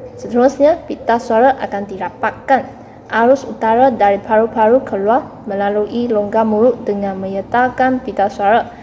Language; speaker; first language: Malay; non-native, local second language; Chinese